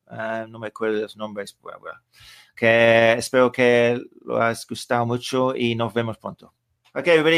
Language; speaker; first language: Spanish; non-native, fluent; English